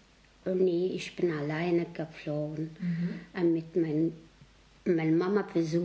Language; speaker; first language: German; non-native, learner; Mongolian